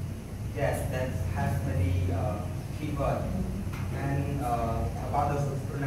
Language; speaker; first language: English; non-native, learner; Khmer